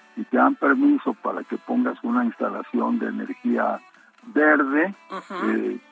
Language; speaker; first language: Spanish; native; Spanish